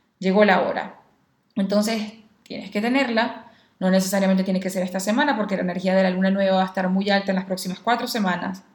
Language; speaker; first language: Spanish; native; Spanish